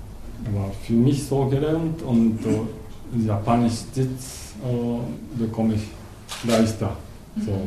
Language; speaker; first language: German; non-native, learner; Japanese